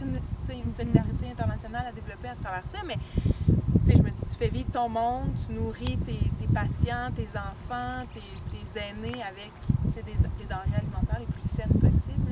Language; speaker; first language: French; native; French